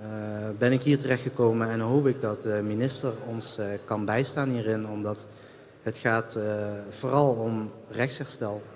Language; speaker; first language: Dutch; early bilingual, other home language; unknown